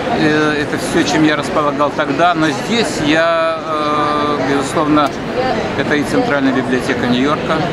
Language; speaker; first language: Russian; native; Russian